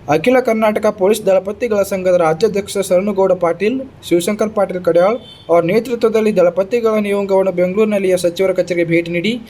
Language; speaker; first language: Kannada; native; Kannada